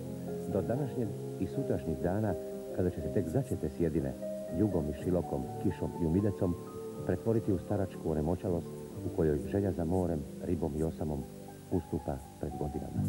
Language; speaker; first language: Croatian; native; Croatian